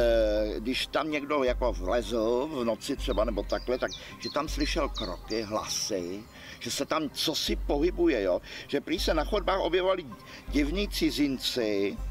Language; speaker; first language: Czech; native; Czech